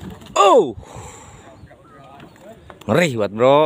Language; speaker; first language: Indonesian; native; Indonesian